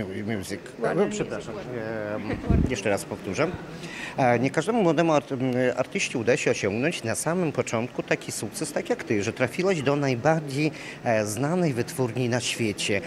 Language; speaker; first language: Polish; native; Polish